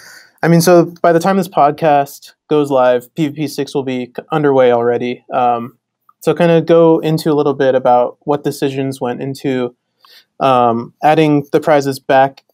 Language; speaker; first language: English; native; English